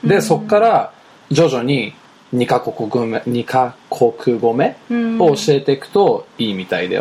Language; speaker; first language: Japanese; early bilingual, heritage; Japanese